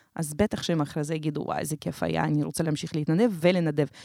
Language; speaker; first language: Hebrew; early bilingual, other home language; Romanian